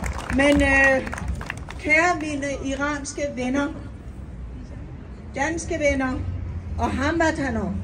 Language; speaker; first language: Danish; non-native, fluent; Persian